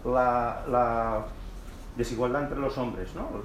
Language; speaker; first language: Spanish; non-native, local second language; Catalan